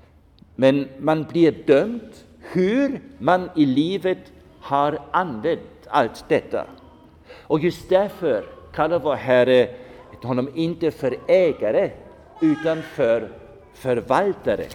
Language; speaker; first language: Swedish; non-native, fluent; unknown